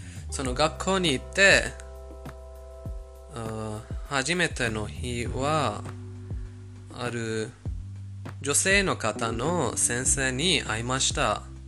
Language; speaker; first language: Japanese; non-native, fluent; Persian